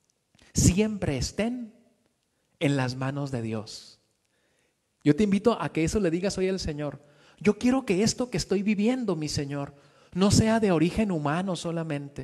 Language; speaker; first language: Spanish; native; Spanish